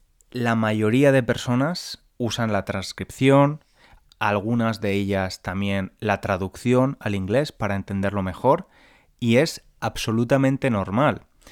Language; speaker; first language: Spanish; native; Spanish